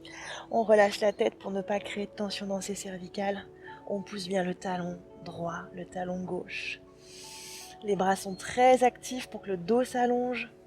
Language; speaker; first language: French; native; French